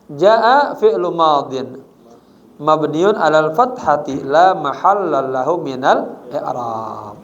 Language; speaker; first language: Arabic; non-native, fluent; Indonesian